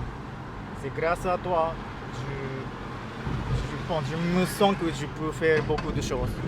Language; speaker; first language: French; non-native, learner; Japanese